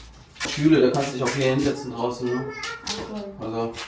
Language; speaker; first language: German; native; German